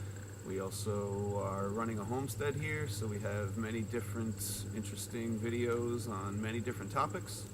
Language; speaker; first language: English; native; English